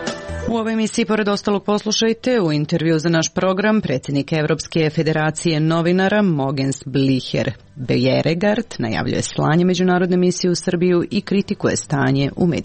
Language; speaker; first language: Serbian; native; Serbian